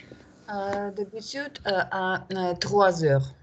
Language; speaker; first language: French; non-native, learner; Russian